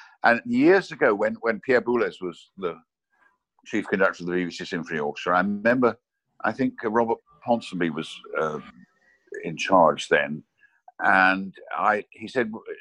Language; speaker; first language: English; native; English